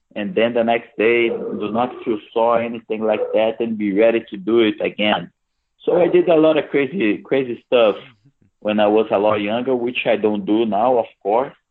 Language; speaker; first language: English; non-native, fluent; Portuguese